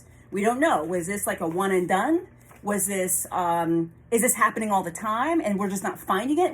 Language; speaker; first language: English; native; English